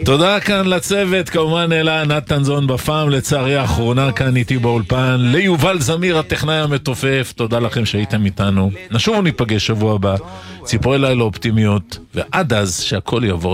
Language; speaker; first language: Hebrew; native; Hebrew